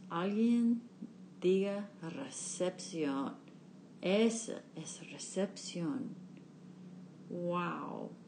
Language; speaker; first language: Spanish; non-native, learner; English